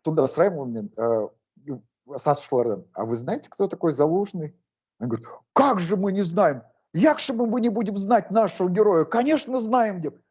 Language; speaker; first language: Russian; non-native, local second language; Kazakh